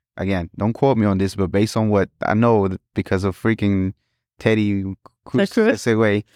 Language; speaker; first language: English; early bilingual, other home language; Spanish